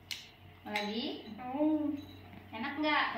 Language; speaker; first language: Indonesian; native; Indonesian